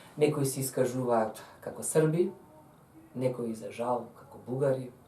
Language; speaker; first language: Macedonian; native; Macedonian